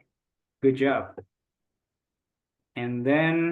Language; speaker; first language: English; non-native, local second language; Indonesian